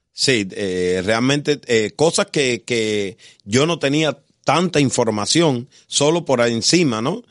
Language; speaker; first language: Spanish; native; Spanish